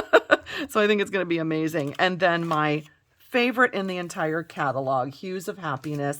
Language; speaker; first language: English; native; English